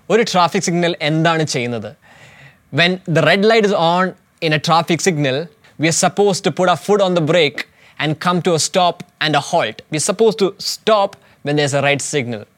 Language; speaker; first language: English; non-native, local second language; Malayalam